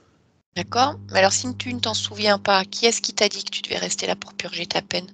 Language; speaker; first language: French; native; French